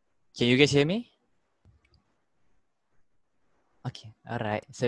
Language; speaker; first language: English; non-native, local second language; Malay